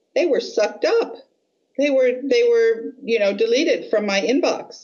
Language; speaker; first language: English; native; English